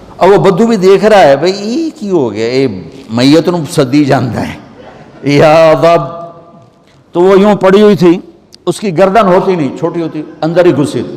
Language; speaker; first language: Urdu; non-native, local second language; Punjabi